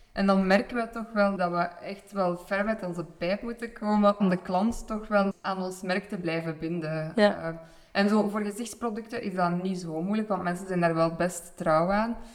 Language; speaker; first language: Dutch; native; Dutch